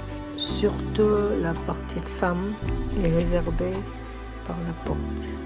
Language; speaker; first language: French; non-native, learner; Korean